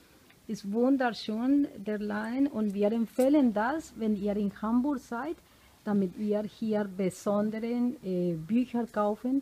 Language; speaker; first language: German; non-native, fluent; Spanish